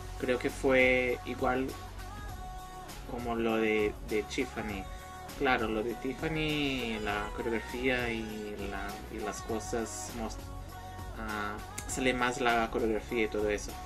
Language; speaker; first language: Spanish; non-native, fluent; Portuguese